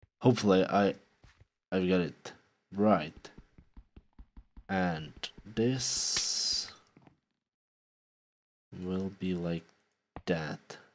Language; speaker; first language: English; non-native, fluent; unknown